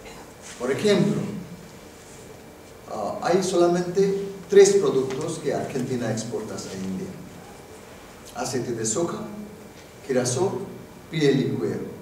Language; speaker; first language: Spanish; non-native, fluent; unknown